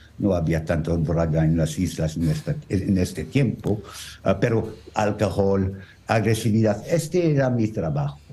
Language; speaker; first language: Spanish; non-native, learner; French